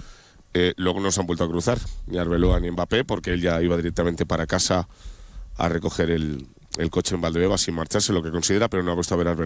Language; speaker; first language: Spanish; native; Spanish